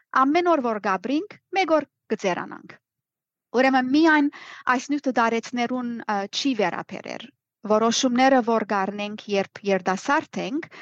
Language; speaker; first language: Armenian; early bilingual, heritage; Armenian